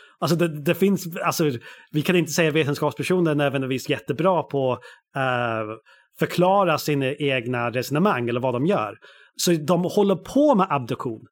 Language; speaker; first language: Swedish; non-native, fluent; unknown